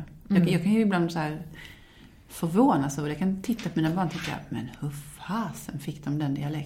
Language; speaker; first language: Swedish; native; Swedish